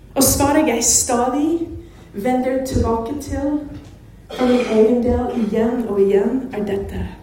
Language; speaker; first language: Norwegian; non-native, fluent; English